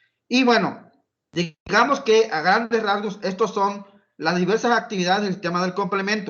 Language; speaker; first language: Spanish; native; Spanish